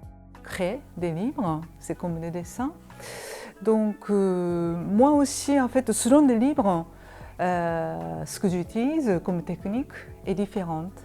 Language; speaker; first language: French; non-native, fluent; Japanese